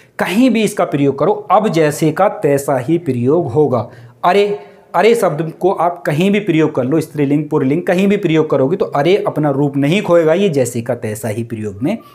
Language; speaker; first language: Hindi; native; Hindi